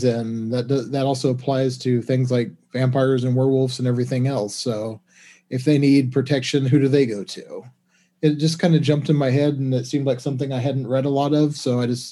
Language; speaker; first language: English; native; English